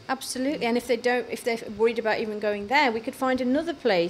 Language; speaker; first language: English; early bilingual, other home language; Hindi